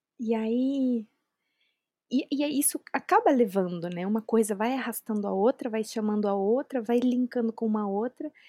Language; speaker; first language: Portuguese; non-native, fluent; Spanish